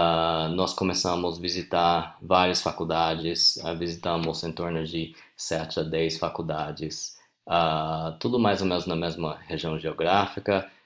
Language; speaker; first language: Portuguese; non-native, fluent; English